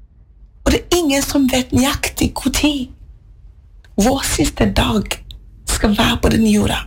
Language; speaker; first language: Swedish; non-native, learner; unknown